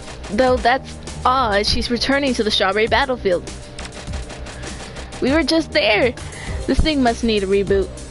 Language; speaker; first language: English; early bilingual, other home language; Spanish